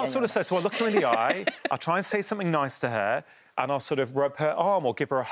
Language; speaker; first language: English; native; English